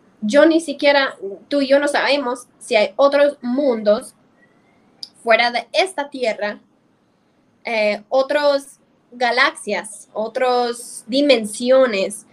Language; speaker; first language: Spanish; non-native, fluent; English